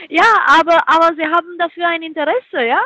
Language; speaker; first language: German; non-native, fluent; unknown